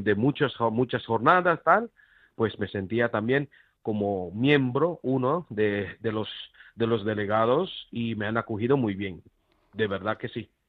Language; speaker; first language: Spanish; non-native, fluent; Filipino